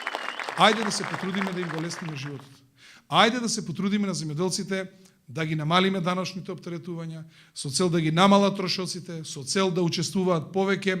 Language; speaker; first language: Macedonian; native; Macedonian